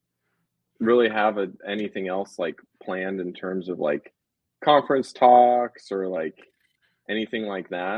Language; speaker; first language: English; native; English